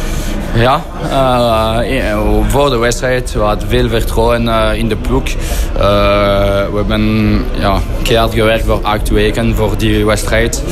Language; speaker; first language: Dutch; non-native, fluent; French